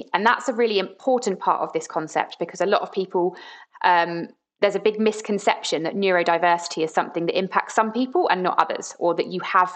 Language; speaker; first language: English; native; English